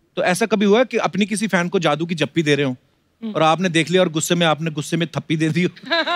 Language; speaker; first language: Hindi; native; Hindi